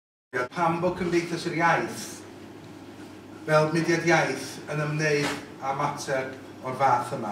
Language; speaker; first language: Welsh; native; Welsh